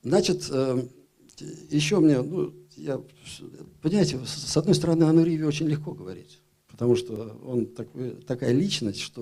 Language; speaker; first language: Russian; native; Russian